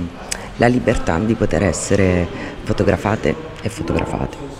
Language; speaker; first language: Italian; native; Italian